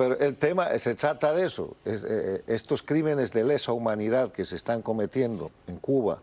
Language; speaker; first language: Spanish; native; Spanish